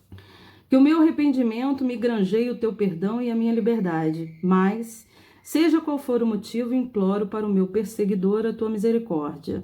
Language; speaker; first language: Portuguese; native; Portuguese